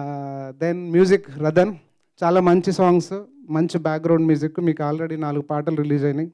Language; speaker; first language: Telugu; native; Telugu